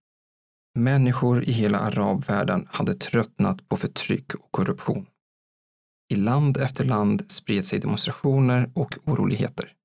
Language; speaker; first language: Swedish; non-native, fluent; Arabic